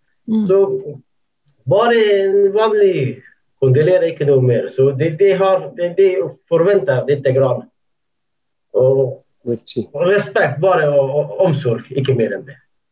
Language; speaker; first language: Norwegian; non-native, fluent; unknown